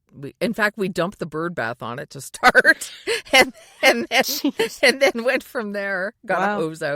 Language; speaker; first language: English; native; English